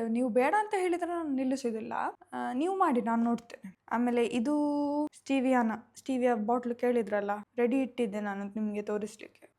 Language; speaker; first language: Kannada; non-native, local second language; Tulu